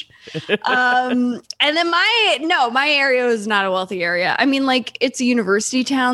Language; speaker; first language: English; native; English